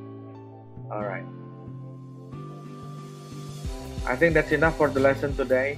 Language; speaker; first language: English; non-native, fluent; Indonesian